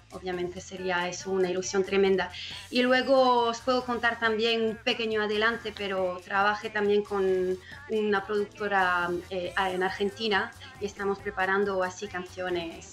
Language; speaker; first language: Spanish; non-native, fluent; French